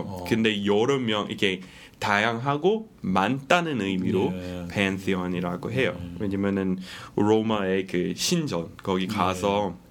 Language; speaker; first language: Korean; non-native, fluent; English